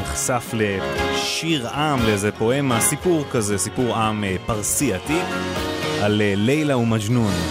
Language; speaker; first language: Hebrew; native; Hebrew